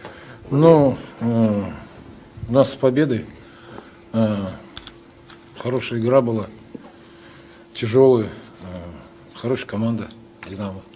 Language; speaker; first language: Russian; native; Russian